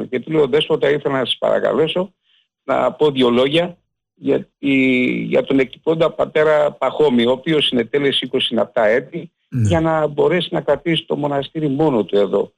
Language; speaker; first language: Greek; native; Greek